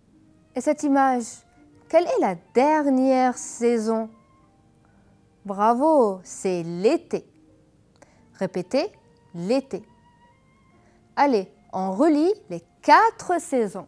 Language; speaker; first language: French; non-native, fluent; Arabic